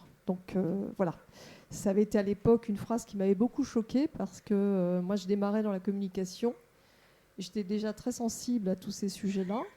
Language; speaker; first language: French; native; French